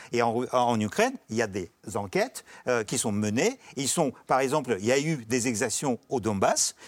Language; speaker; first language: French; non-native, fluent; Russian